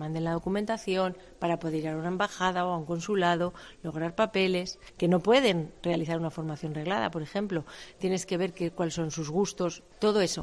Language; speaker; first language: Spanish; native; Spanish